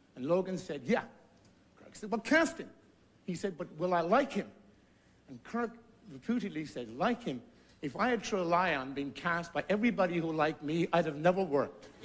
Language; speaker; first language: English; native; English